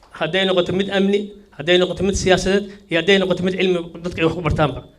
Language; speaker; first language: Somali; native; Somali